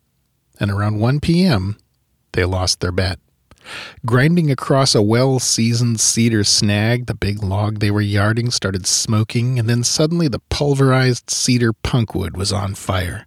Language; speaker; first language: English; native; English